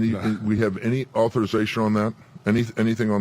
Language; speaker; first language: English; native; English